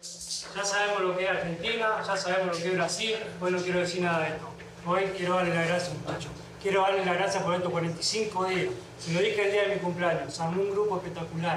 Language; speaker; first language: Spanish; native; Spanish